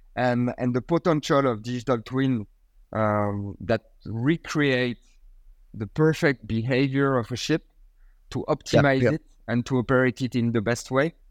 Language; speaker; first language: English; non-native, fluent; French